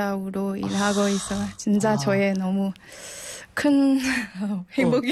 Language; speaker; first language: Korean; non-native, fluent; Burmese